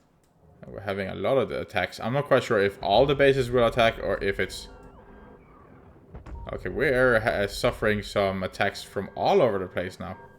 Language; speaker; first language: English; non-native, fluent; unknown